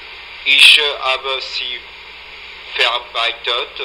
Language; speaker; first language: German; non-native, learner; French